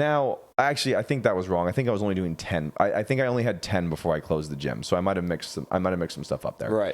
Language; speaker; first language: English; native; English